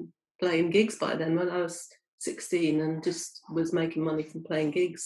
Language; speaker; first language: English; native; English